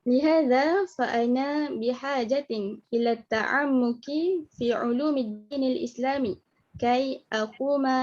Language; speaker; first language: Arabic; non-native, learner; Indonesian